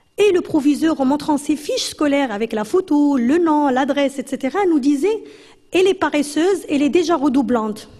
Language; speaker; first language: French; non-native, local second language; Arabic